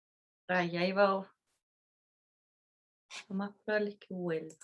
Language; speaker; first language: Spanish; native; Spanish